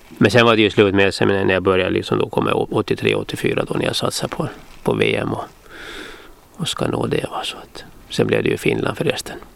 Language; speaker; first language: Swedish; native; Swedish